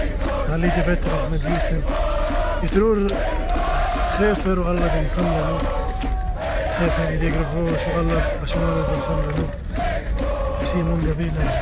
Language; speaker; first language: Swedish; non-native, learner; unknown